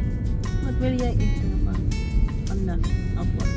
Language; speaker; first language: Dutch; non-native, learner; Indonesian